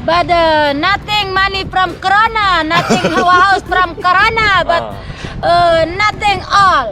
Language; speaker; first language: English; non-native, learner; Sasak